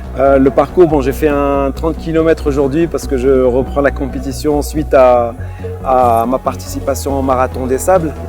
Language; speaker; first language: French; non-native, local second language; Arabic